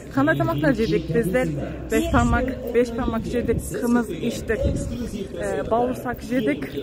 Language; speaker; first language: Kazakh; non-native, learner; Turkish